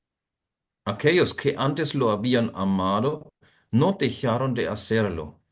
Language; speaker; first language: Spanish; non-native, fluent; German